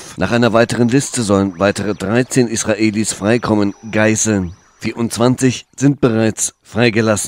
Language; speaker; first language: German; native; German